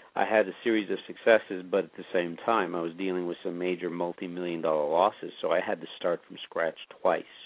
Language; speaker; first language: English; native; English